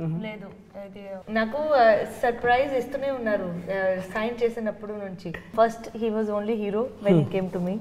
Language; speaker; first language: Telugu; non-native, learner; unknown